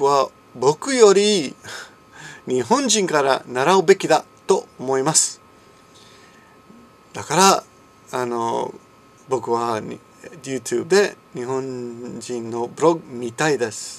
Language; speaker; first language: Japanese; non-native, fluent; English